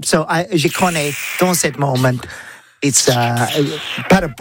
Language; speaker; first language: French; non-native, learner; English